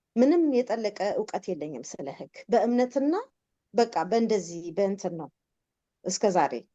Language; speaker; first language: Amharic; native; Amharic